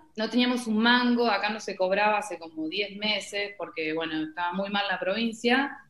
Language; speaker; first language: Spanish; native; Spanish